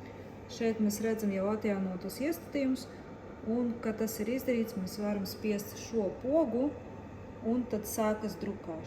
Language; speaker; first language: Latvian; native; Latvian